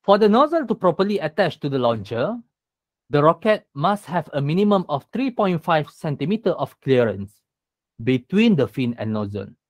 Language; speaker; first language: English; non-native, local second language; Malay